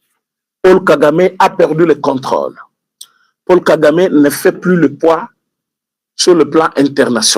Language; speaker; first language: French; non-native, local second language; Lingala